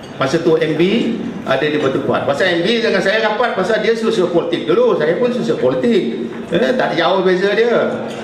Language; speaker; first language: Malay; native; Malay